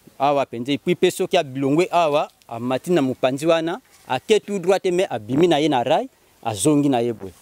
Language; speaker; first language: Lingala; native; Lingala